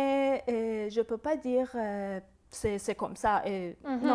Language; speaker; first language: French; non-native, fluent; Persian